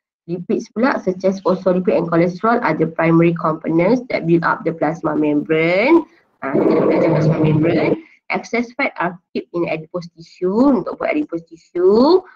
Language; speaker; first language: English; non-native, local second language; Malay